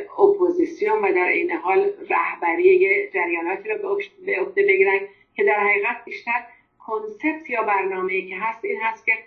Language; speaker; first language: Persian; non-native, local second language; Azerbaijani